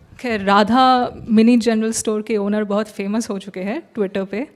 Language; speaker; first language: Hindi; native; Hindi